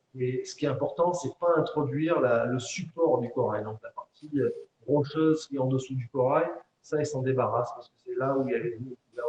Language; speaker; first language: French; native; French